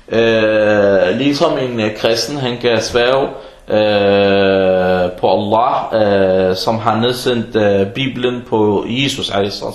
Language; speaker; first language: Danish; non-native, fluent; Arabic